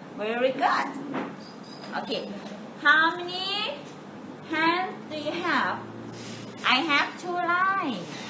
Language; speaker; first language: English; non-native, fluent; Thai